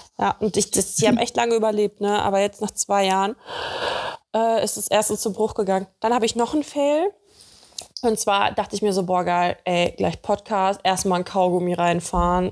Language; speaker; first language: German; early bilingual, other home language; Russian